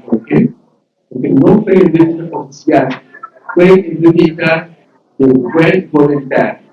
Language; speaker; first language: Spanish; non-native, learner; English